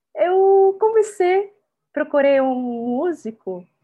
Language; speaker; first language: Portuguese; non-native, fluent; Arabic